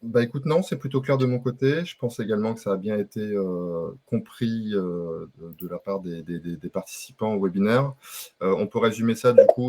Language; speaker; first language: French; native; French